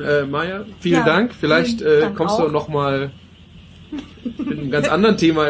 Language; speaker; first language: German; native; German